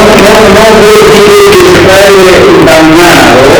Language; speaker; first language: Italian; non-native, learner; Spanish